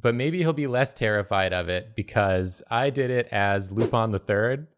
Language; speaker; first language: English; native; English